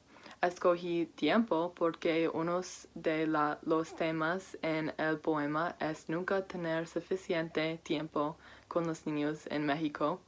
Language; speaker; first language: Spanish; non-native, learner; English